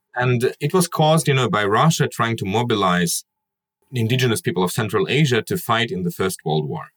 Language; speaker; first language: English; non-native, fluent; Kyrgyz